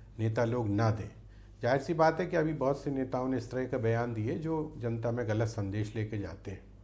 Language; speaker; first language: Hindi; native; Hindi